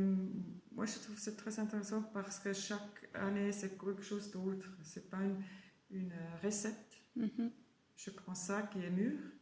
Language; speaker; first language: French; non-native, learner; German